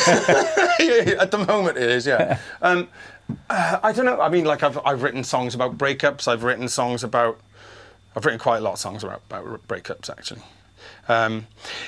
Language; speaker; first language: English; native; English